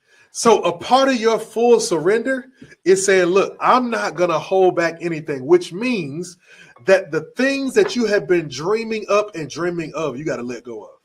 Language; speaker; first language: English; native; English